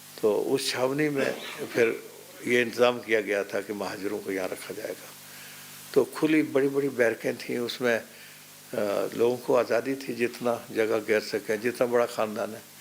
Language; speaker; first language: Urdu; non-native, local second language; Pahari-Potwari